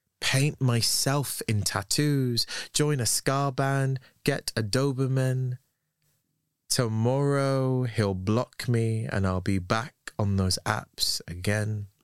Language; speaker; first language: English; native; English